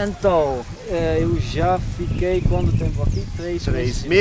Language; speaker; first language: Portuguese; non-native, learner; Dutch